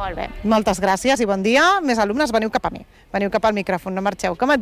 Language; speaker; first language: Catalan; native; Catalan